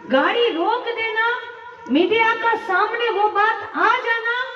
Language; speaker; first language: Hindi; non-native, local second language; Bangla